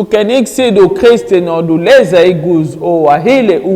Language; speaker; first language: Danish; non-native, learner; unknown